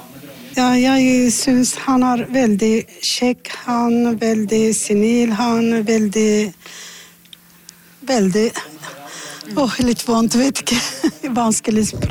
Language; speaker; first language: Norwegian; non-native, learner; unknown